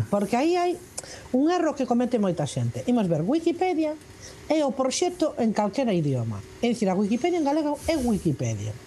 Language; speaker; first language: Galician; non-native, local second language; Spanish